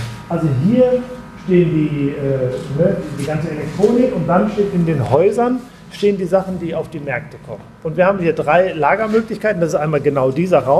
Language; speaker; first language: German; native; German